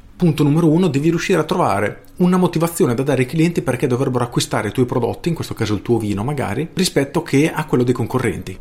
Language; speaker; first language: Italian; native; Italian